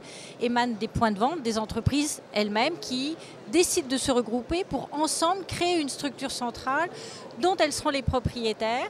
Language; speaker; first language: French; native; French